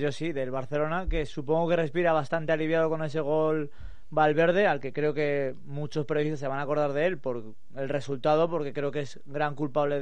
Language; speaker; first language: Spanish; native; Spanish